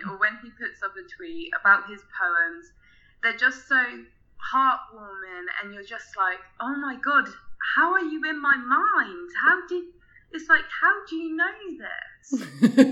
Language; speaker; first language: English; native; English